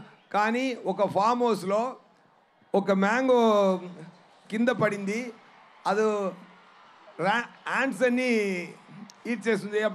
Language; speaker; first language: Telugu; non-native, fluent; Tamil